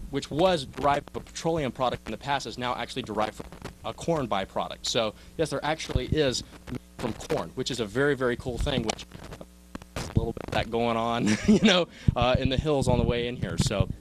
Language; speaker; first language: English; native; English